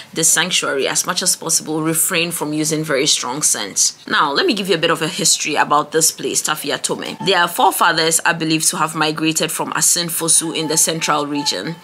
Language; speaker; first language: English; non-native, local second language; Ewe